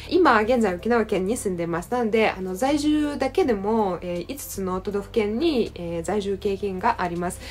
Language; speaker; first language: Japanese; non-native, fluent; Russian